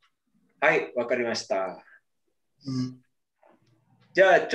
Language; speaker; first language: Japanese; non-native, learner; Indonesian